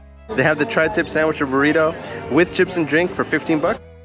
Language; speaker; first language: English; native; English